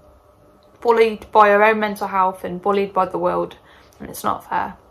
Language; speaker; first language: English; native; English